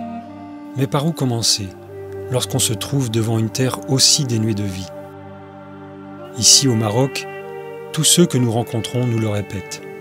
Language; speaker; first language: French; native; French